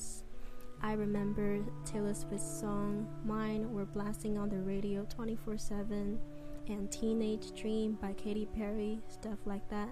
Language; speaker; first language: English; non-native, fluent; Chinese